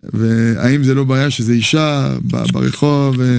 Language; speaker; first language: Hebrew; non-native, fluent; French